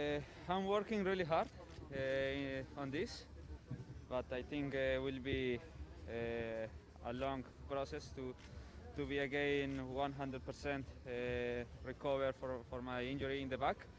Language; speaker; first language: English; non-native, fluent; Spanish